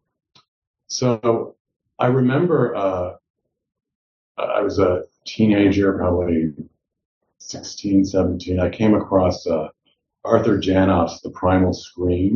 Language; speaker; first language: English; native; English